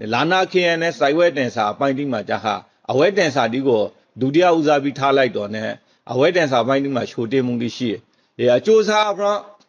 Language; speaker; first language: Burmese; native; Burmese